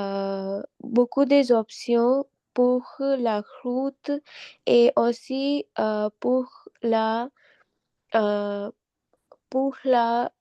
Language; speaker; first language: French; non-native, learner; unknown